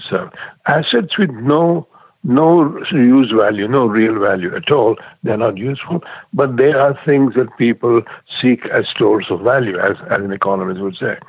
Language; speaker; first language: English; non-native, local second language; Gujarati